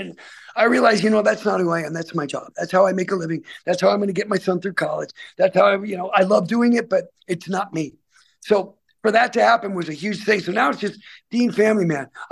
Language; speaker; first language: English; native; English